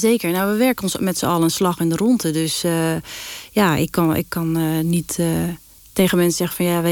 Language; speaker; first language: Dutch; native; Dutch